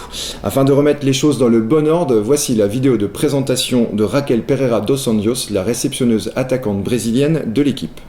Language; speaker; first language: French; native; French